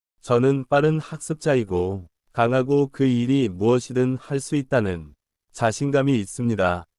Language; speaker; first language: Korean; non-native, learner; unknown